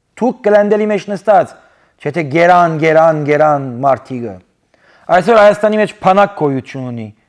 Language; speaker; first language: Armenian; native; Armenian